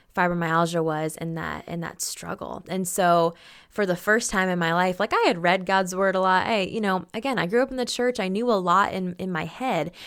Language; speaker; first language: English; native; English